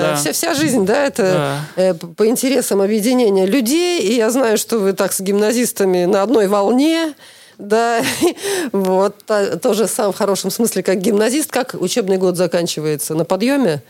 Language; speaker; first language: Russian; native; Russian